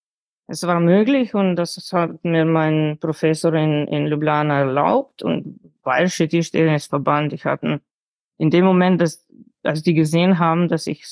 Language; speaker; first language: German; non-native, fluent; Slovenian